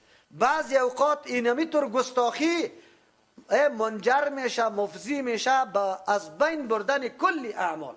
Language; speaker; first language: Persian; native; Persian